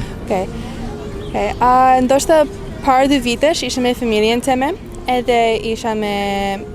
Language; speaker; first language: Albanian; non-native, fluent; English